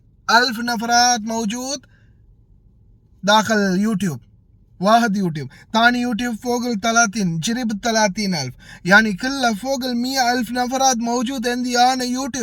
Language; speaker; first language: Arabic; non-native, learner; Tamil